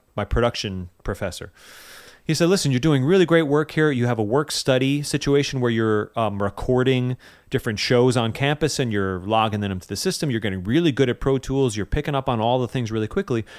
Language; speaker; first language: English; native; English